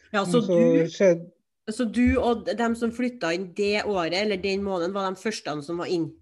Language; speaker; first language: Norwegian; native; Norwegian